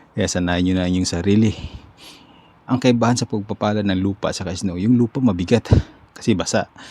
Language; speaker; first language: Filipino; native; Filipino